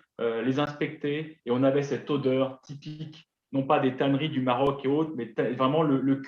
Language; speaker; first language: French; native; French